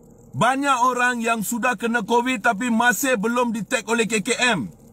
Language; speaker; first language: Malay; non-native, local second language; Tamil